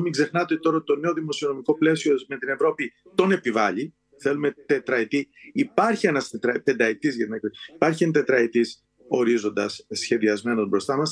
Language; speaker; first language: Greek; native; Greek